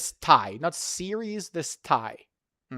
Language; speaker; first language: English; non-native, fluent; Serbian